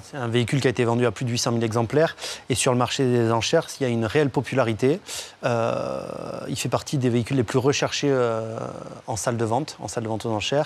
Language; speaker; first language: French; native; French